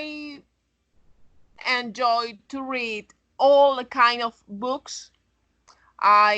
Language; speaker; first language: English; non-native, learner; Spanish